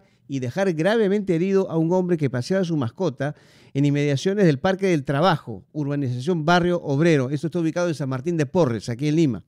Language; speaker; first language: Spanish; native; Spanish